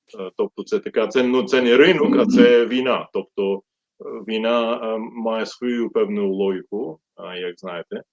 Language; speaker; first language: Ukrainian; non-native, fluent; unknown